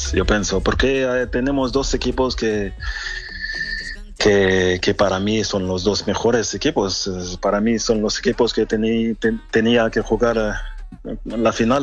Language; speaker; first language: Spanish; non-native, fluent; French